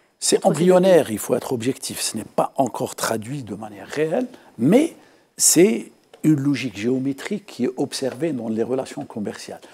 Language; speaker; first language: French; non-native, local second language; Arabic